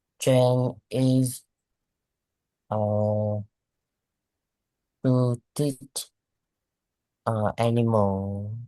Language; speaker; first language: English; non-native, learner; Vietnamese